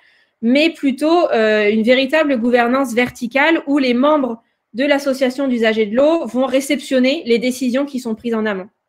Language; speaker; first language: French; native; French